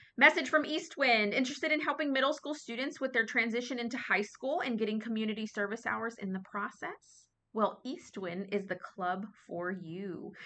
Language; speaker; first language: English; native; English